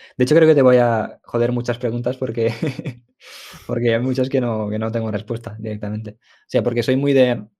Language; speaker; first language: Spanish; early bilingual, other home language; Ukrainian